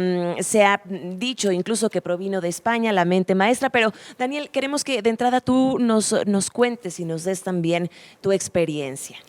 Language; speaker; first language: Spanish; native; Spanish